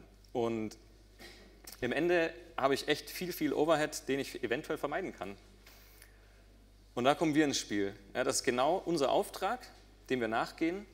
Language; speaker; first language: German; native; German